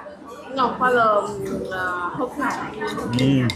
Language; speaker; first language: English; non-native, learner; Vietnamese